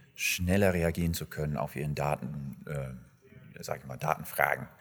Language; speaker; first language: German; non-native, fluent; English